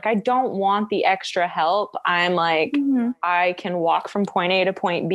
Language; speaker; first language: English; native; English